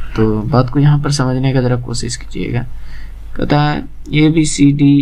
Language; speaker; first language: Hindi; native; Hindi